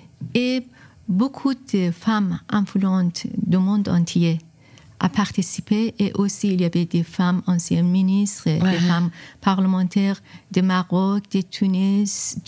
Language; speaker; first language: French; non-native, fluent; Persian